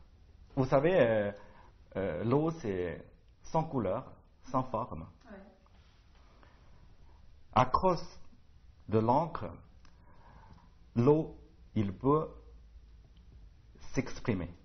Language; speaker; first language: French; non-native, learner; Chinese